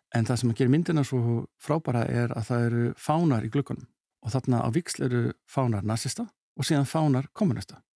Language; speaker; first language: Icelandic; early bilingual, heritage; Icelandic